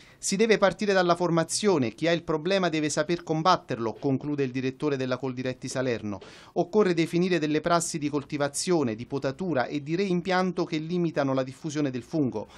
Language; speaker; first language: Italian; native; Italian